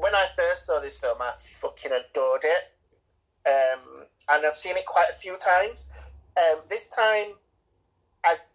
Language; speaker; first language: English; native; English